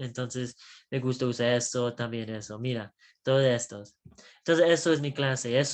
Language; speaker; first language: Spanish; non-native, learner; English